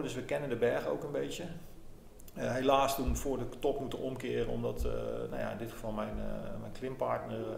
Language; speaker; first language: Dutch; native; Dutch